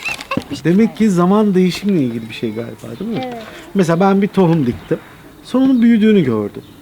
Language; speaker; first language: Turkish; native; Turkish